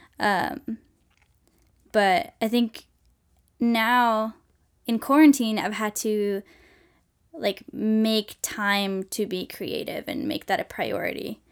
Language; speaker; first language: English; non-native, fluent; Swedish